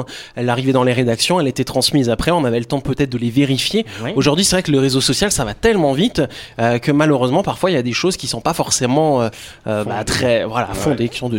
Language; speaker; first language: French; native; French